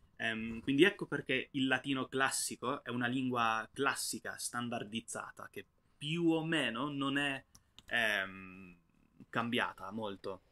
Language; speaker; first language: Spanish; non-native, fluent; English